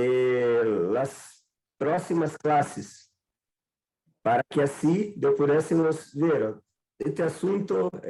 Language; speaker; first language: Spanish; non-native, learner; Portuguese